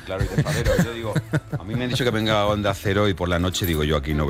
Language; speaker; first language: Spanish; native; Spanish